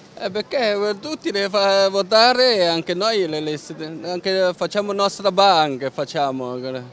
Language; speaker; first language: Italian; non-native, learner; Chinese